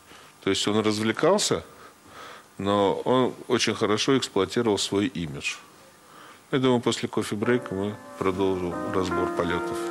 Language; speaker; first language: Russian; native; Russian